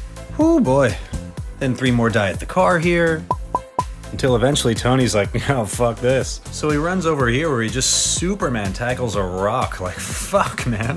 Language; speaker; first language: English; native; English